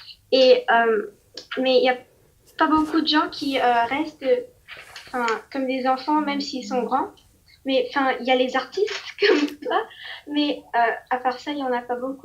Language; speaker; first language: French; non-native, learner; English